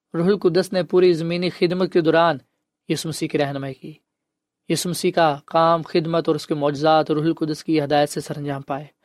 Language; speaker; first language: Urdu; non-native, local second language; Punjabi